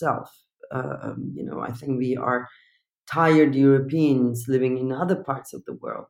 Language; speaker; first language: English; non-native, fluent; Turkish